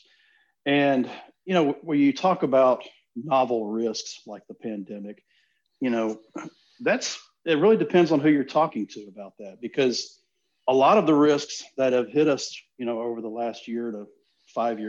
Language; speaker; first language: English; native; English